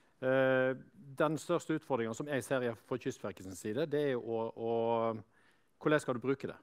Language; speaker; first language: Norwegian; native; Norwegian